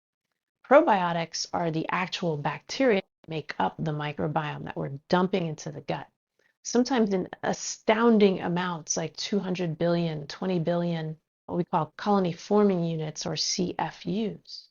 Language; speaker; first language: English; native; English